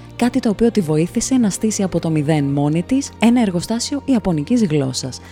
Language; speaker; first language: Greek; native; Greek